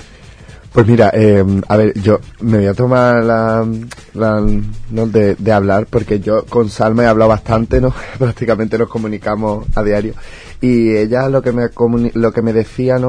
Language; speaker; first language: Spanish; native; Spanish